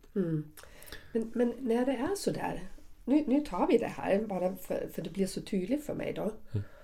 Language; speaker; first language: Swedish; non-native, fluent; German